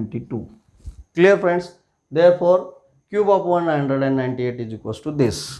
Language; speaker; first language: English; non-native, local second language; Marathi